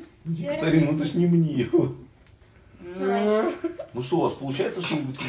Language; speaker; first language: Russian; native; Russian